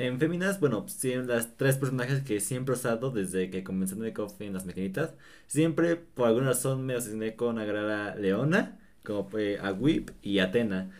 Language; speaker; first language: Spanish; native; Spanish